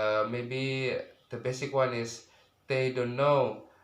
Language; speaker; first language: English; non-native, learner; Indonesian